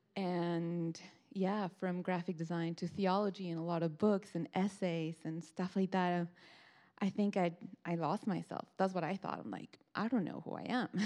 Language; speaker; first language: English; non-native, fluent; Spanish